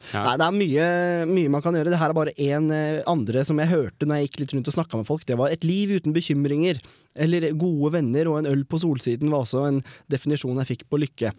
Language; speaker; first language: Norwegian; native; Norwegian